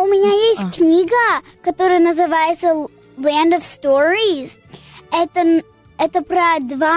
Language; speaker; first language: Russian; early bilingual, heritage; Russian